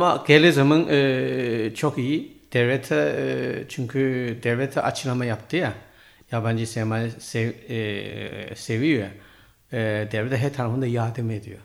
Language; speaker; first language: Turkish; non-native, learner; Chinese